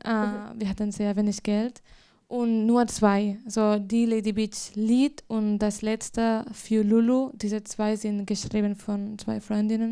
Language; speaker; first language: German; non-native, fluent; Spanish